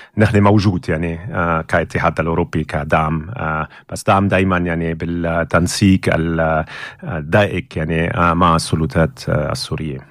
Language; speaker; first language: Arabic; non-native, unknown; German